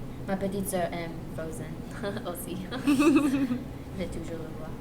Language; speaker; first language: French; non-native, learner; Spanish